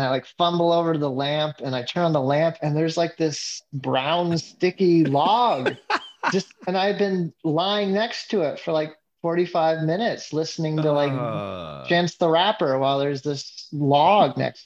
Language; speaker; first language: English; native; English